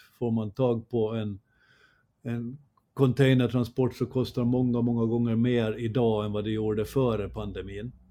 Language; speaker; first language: Swedish; native; Swedish